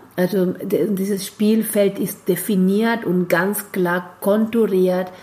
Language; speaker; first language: German; non-native, fluent; Spanish